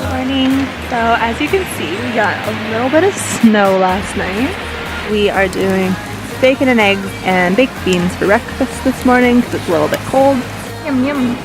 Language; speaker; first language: English; native; English